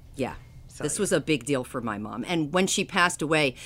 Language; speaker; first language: English; native; English